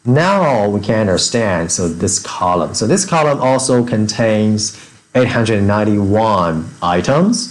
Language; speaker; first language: English; non-native, fluent; Chinese